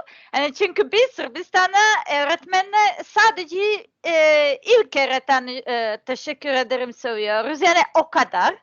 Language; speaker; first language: Turkish; non-native, learner; Serbian